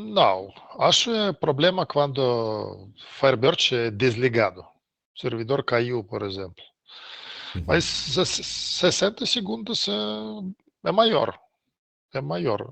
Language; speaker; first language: Portuguese; non-native, learner; Russian